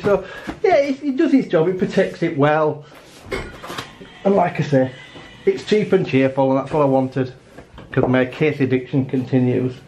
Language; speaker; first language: English; native; English